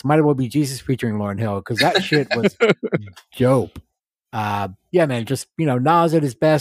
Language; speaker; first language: English; native; English